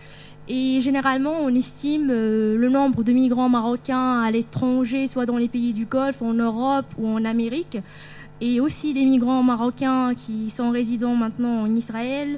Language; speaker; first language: French; non-native, local second language; Arabic